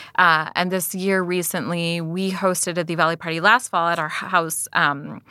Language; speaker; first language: English; native; English